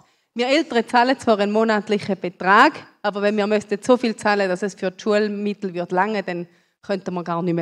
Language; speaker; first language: German; native; German